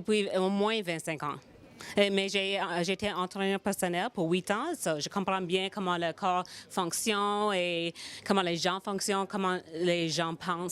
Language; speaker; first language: French; non-native, fluent; English